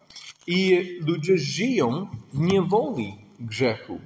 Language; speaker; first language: Polish; non-native, fluent; English